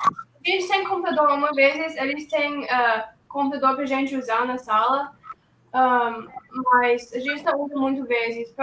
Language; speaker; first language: Portuguese; early bilingual, heritage; Portuguese